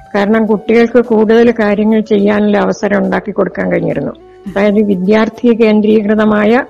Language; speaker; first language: Malayalam; native; Malayalam